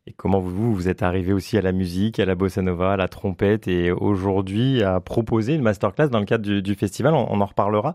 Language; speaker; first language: French; native; French